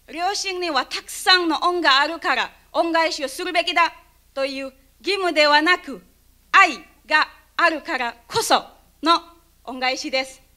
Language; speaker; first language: Japanese; non-native, learner; Indonesian